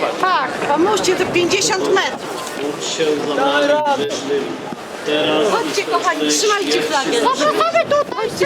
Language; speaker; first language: Polish; native; Polish